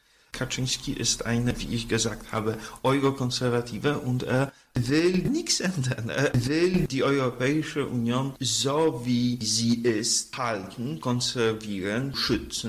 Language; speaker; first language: German; non-native, fluent; Polish